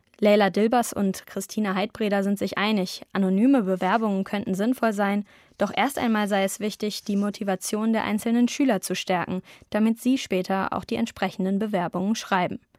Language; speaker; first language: German; native; German